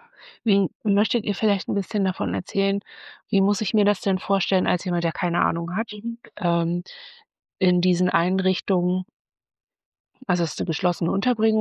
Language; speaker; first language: German; native; German